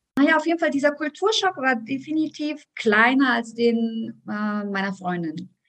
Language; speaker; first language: German; early bilingual, other home language; Russian